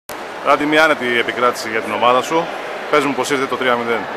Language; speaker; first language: Greek; native; Greek